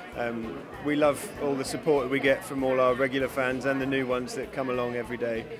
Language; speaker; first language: English; native; English